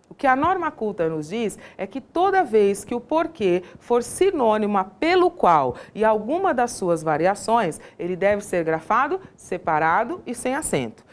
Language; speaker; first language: Portuguese; native; Portuguese